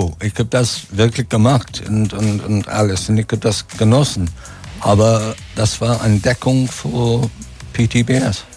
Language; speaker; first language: German; non-native, fluent; English